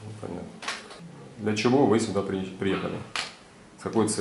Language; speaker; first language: Russian; native; Russian